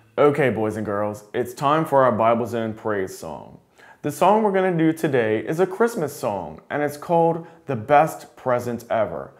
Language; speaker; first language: English; native; English